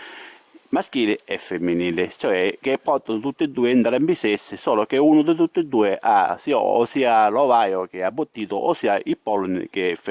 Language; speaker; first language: Italian; native; Italian